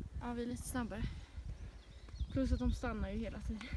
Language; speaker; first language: Swedish; native; Swedish